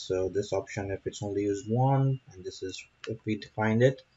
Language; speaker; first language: English; native; English